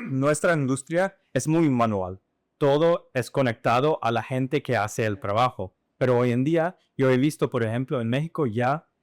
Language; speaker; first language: Spanish; non-native, fluent; English